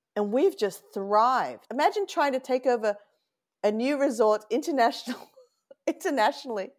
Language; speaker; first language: English; native; English